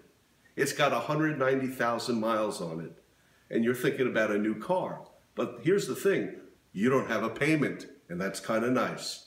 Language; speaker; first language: English; native; English